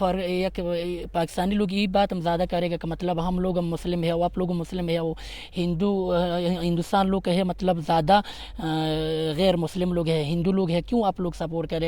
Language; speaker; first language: Hindi; non-native, learner; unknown